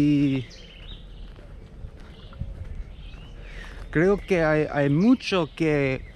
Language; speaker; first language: Spanish; non-native, learner; English